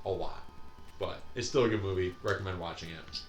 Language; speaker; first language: English; native; English